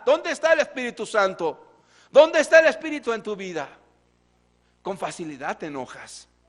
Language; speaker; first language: Spanish; native; Spanish